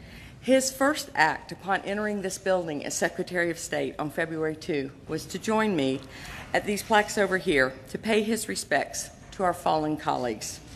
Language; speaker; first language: English; native; English